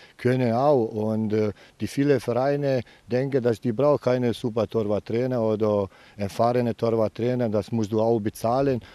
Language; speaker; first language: German; non-native, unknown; Bosnian